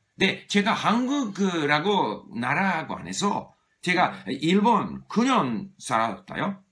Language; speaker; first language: Korean; non-native, learner; English